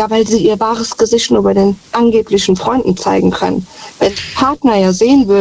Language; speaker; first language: German; native; German